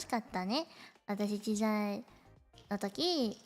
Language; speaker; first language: Japanese; non-native, learner; Cantonese